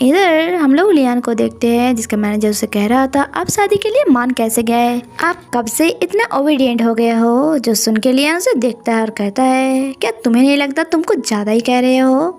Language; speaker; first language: Hindi; non-native, local second language; Bangla